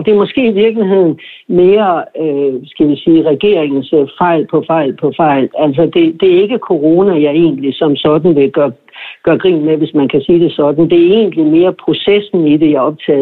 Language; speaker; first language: Danish; native; Danish